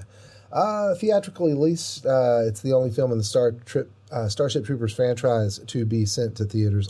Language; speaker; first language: English; native; English